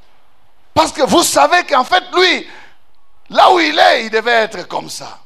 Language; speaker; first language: French; non-native, local second language; Swahili